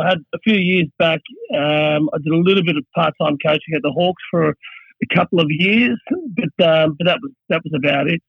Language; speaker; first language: English; native; English